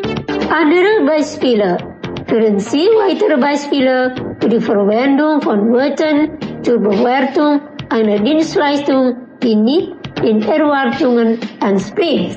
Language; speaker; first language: German; non-native, fluent; Indonesian